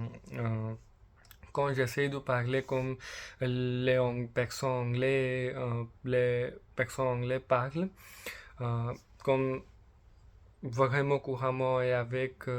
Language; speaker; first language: French; non-native, learner; English